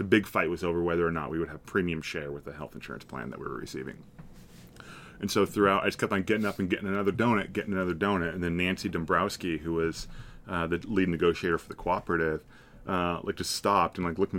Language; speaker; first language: English; native; English